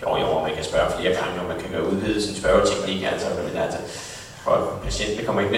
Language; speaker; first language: Danish; native; Danish